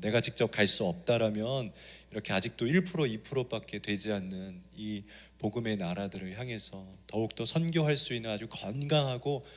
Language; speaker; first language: Korean; native; Korean